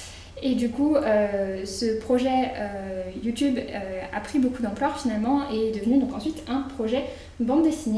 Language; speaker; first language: French; native; French